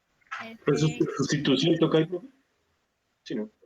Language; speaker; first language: Spanish; native; Spanish